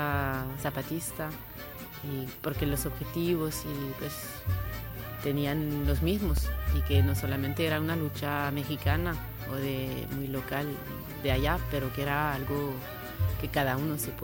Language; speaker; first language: Spanish; non-native, fluent; French